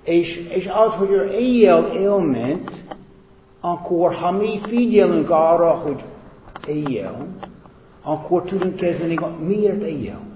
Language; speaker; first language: Hungarian; non-native, fluent; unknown